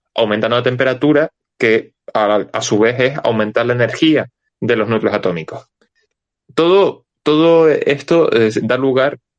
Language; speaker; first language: Spanish; native; Spanish